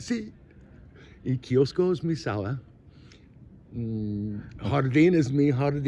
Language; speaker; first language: Spanish; non-native, learner; English